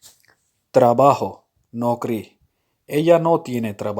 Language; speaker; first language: Spanish; non-native, fluent; Urdu